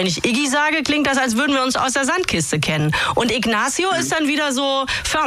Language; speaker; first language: German; native; German